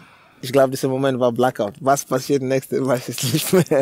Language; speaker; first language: German; non-native, learner; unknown